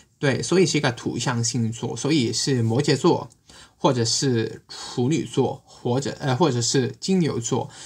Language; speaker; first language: Chinese; non-native, local second language; Cantonese